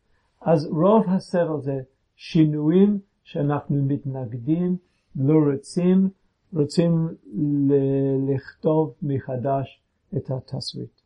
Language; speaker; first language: Hebrew; non-native, fluent; English